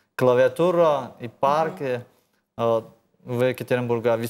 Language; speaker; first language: Russian; non-native, learner; Tajik